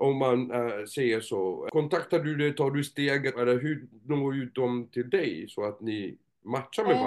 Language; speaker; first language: Swedish; non-native, fluent; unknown